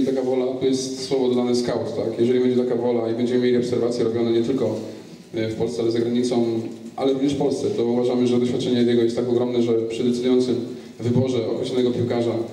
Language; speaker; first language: Polish; native; Polish